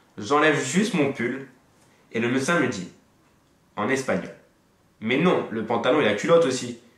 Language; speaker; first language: French; native; French